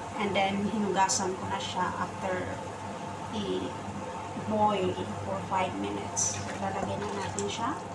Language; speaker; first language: Filipino; non-native, local second language; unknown